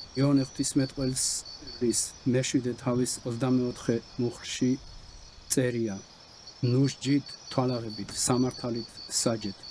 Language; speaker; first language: Georgian; non-native, local second language; Mingrelian